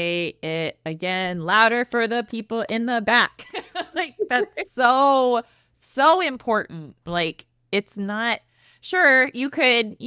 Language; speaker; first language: English; native; English